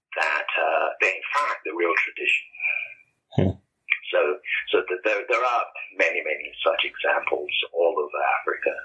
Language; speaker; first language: English; non-native, local second language; Yoruba